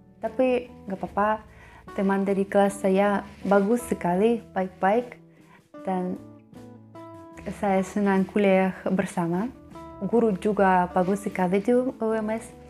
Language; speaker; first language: Indonesian; non-native, learner; Russian